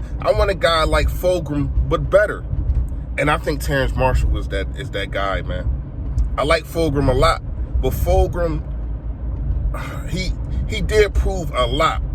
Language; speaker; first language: English; native; English